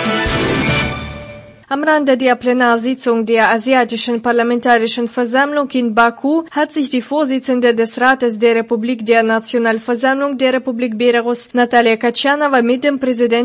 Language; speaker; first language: German; non-native, fluent; Russian